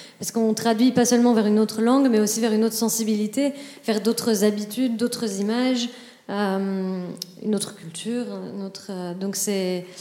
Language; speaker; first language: French; native; French